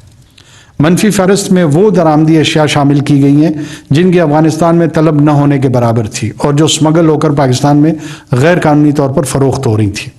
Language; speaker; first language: Urdu; non-native, local second language; Pashto